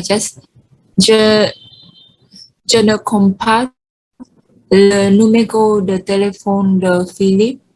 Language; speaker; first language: French; non-native, learner; Vietnamese